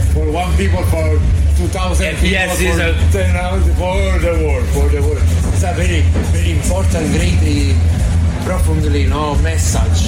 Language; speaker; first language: English; non-native, learner; Italian